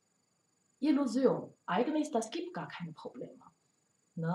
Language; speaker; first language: German; non-native, learner; Chinese